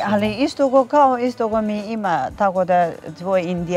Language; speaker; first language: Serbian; non-native, learner; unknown